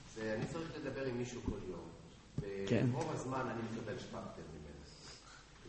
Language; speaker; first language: Hebrew; non-native, learner; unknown